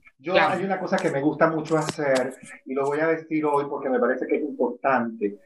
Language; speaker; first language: Spanish; native; Spanish